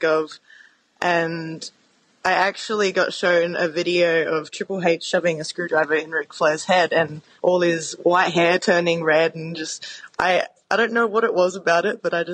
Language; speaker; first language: English; native; English